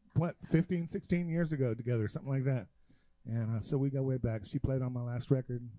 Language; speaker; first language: English; native; English